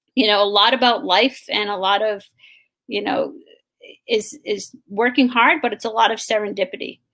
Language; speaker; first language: English; native; English